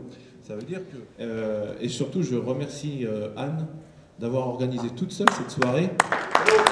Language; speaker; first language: French; native; French